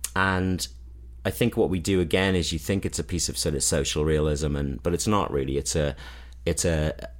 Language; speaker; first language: English; native; English